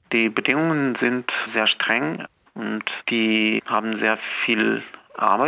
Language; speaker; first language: German; non-native, fluent; Belarusian